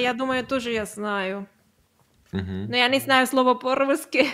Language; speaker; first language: Russian; non-native, learner; Catalan